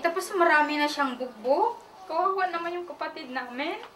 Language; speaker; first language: Filipino; native; Filipino